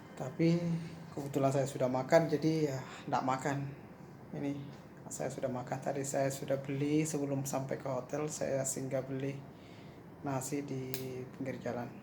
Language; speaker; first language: Indonesian; non-native, local second language; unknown